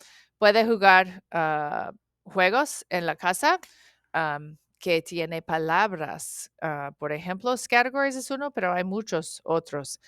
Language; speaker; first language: Spanish; non-native, learner; English